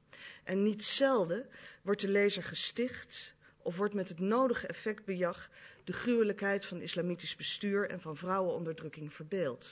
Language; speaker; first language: Dutch; native; Dutch